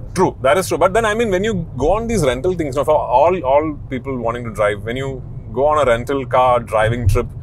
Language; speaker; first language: English; non-native, local second language; Malayalam